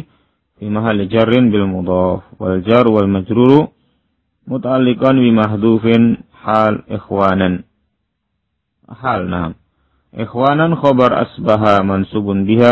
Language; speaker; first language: Arabic; non-native, fluent; Indonesian